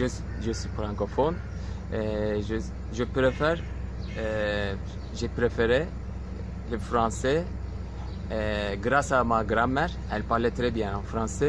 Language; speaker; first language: French; non-native, fluent; Turkish